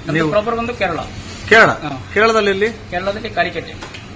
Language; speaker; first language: Kannada; non-native, local second language; Malayalam